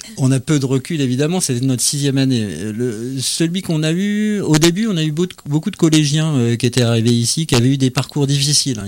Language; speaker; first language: French; native; French